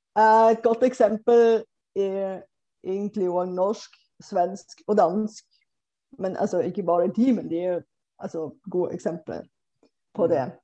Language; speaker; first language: Norwegian; non-native, fluent; Bulgarian